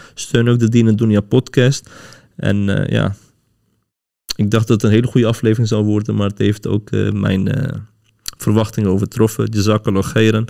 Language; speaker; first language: Dutch; early bilingual, other home language; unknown